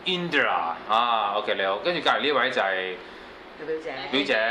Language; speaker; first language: Cantonese; native; Cantonese